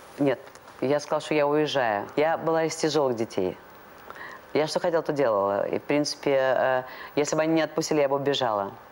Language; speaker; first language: Russian; non-native, local second language; Latvian